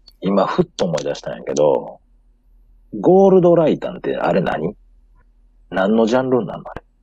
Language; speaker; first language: Japanese; native; Japanese